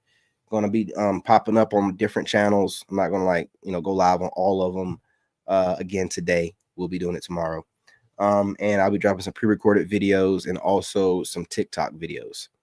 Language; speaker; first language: English; native; English